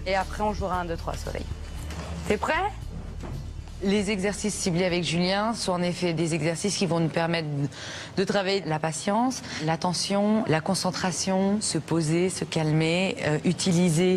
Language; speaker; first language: French; native; French